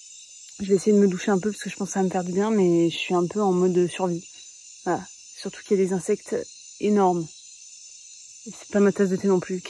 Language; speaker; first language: French; native; French